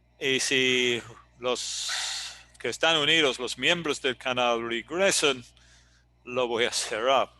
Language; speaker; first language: Spanish; non-native, fluent; English